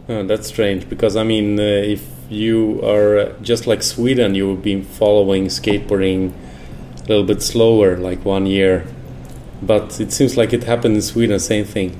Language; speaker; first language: English; non-native, fluent; Swedish